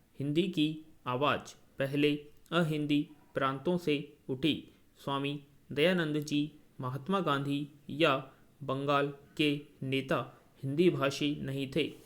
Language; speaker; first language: Hindi; native; Hindi